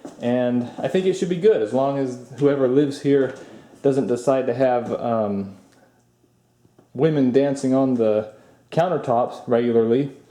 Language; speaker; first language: English; native; English